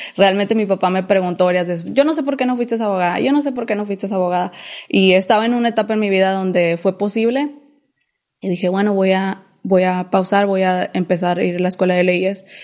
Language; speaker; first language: Spanish; early bilingual, heritage; English